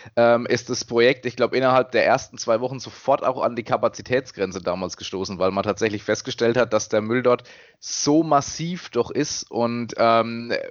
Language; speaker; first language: German; native; German